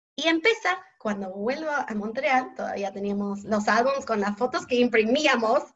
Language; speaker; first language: Spanish; non-native, fluent; English